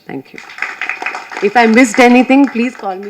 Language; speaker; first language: Tamil; non-native, fluent; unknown